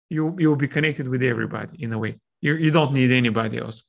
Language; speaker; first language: English; non-native, fluent; Bulgarian